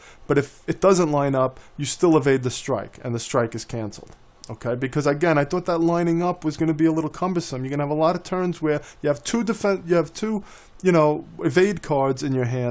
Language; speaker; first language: English; native; English